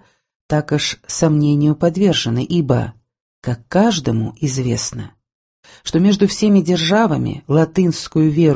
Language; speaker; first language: Russian; native; Russian